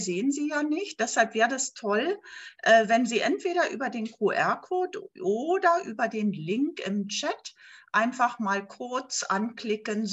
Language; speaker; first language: German; native; German